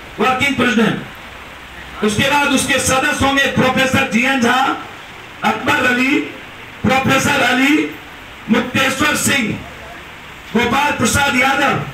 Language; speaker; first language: Hindi; native; Hindi